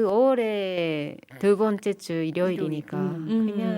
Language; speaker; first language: Korean; non-native, fluent; Japanese